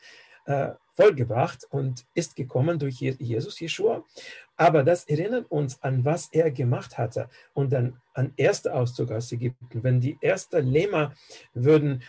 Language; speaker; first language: German; non-native, fluent; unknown